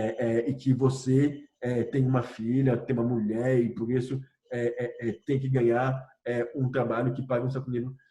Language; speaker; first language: Portuguese; non-native, fluent; French